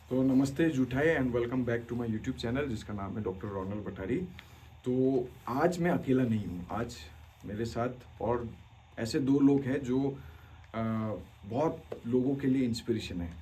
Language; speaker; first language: Hindi; non-native, local second language; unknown